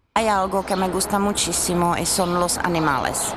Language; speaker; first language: Spanish; non-native, learner; Czech